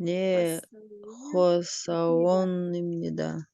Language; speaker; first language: Korean; non-native, learner; Kyrgyz